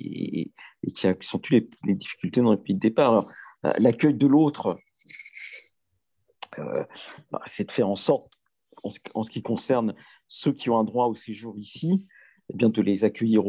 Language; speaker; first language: French; native; French